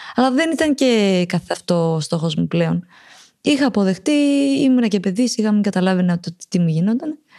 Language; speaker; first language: Greek; early bilingual, other home language; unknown